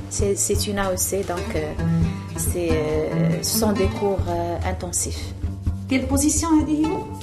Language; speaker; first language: French; non-native, local second language; Arabic